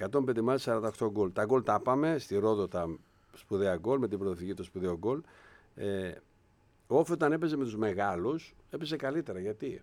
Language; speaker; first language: Greek; native; Greek